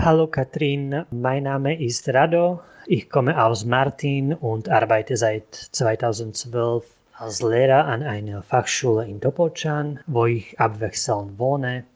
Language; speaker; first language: German; non-native, local second language; Slovak